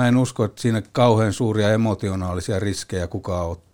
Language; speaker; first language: Finnish; native; Finnish